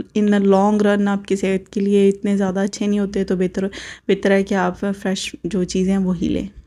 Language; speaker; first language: Urdu; native; Urdu